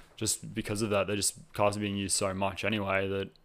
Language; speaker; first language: English; native; English